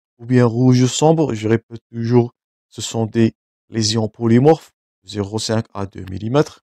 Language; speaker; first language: French; non-native, local second language; Arabic